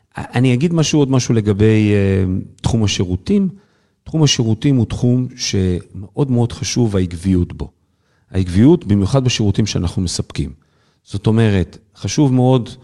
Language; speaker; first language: Hebrew; native; Hebrew